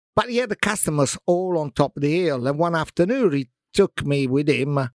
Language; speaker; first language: English; non-native, fluent; Italian